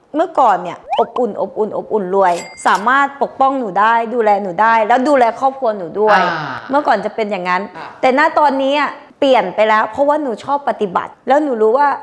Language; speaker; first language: Thai; early bilingual, other home language; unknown